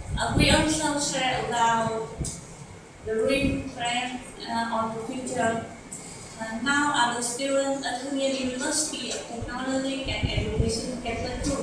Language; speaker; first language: English; non-native, learner; Vietnamese